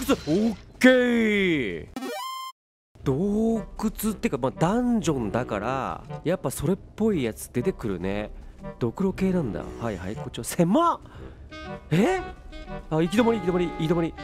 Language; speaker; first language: Japanese; native; Japanese